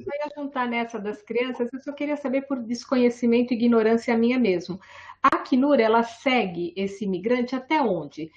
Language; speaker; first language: Portuguese; native; Portuguese